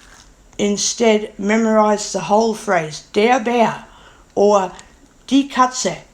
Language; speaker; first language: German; non-native, learner; English